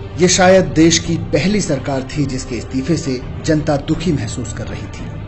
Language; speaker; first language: Hindi; native; Hindi